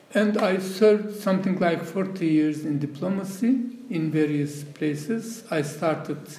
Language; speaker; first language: English; non-native, fluent; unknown